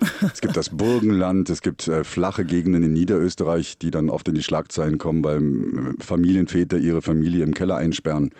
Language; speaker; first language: German; native; German